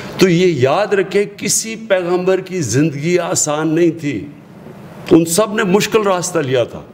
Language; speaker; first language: Urdu; native; Urdu